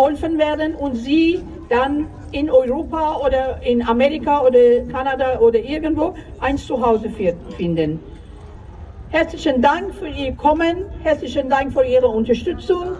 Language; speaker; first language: German; non-native, fluent; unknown